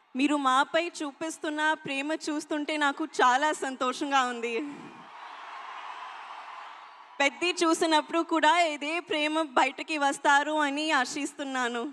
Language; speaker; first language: Telugu; non-native, learner; Hindi